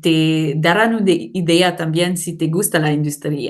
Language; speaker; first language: Spanish; non-native, learner; English